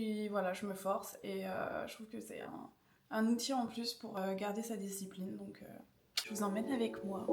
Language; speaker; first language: French; native; French